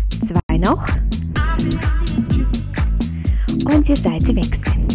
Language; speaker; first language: German; native; German